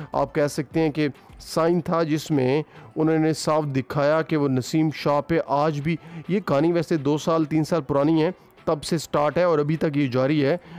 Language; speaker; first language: Urdu; non-native, local second language; Punjabi